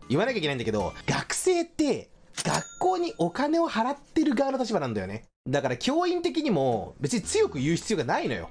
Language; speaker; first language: Japanese; native; Japanese